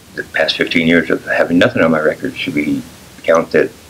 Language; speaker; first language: English; native; English